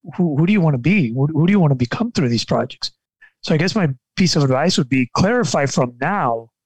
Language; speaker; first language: English; non-native, fluent; Spanish